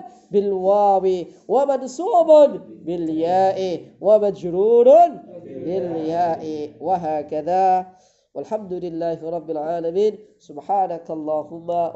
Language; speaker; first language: Arabic; non-native, fluent; Indonesian